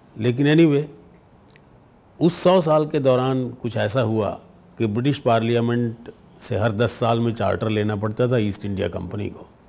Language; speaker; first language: Hindi; native; Hindi